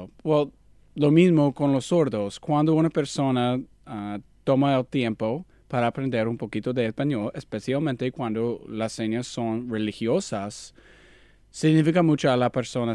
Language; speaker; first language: Spanish; non-native, learner; English